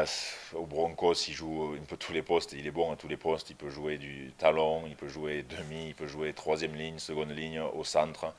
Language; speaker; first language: French; native; French